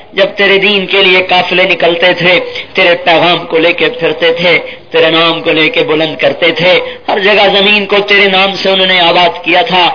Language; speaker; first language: Urdu; non-native, local second language; Punjabi